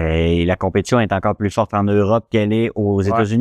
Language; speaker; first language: French; native; French